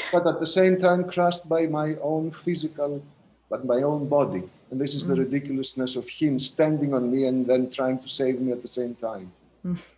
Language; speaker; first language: English; non-native, fluent; Greek